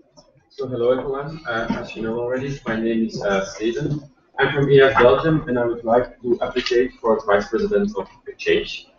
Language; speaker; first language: English; non-native, fluent; Dutch